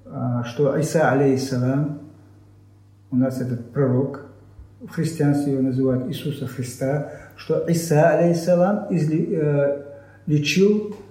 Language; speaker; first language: Russian; non-native, local second language; Chechen